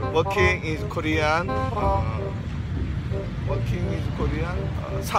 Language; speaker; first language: English; non-native, learner; Korean